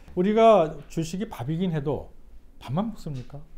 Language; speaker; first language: Korean; native; Korean